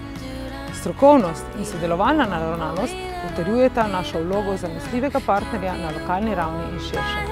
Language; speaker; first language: Slovenian; native; Slovenian